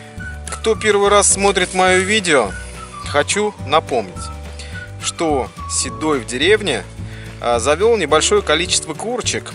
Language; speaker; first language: Russian; native; Russian